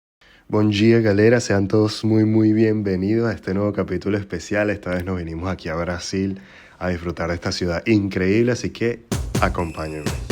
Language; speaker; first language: Spanish; native; Spanish